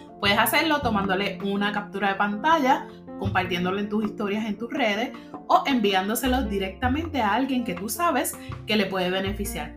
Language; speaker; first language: Spanish; native; Spanish